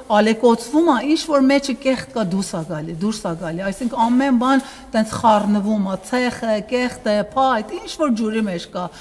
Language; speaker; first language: Armenian; early bilingual, heritage; Armenian